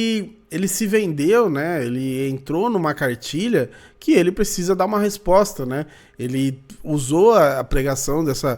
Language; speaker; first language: Portuguese; native; Portuguese